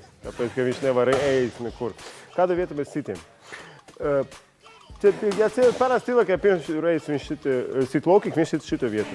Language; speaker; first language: Latvian; non-native, learner; Russian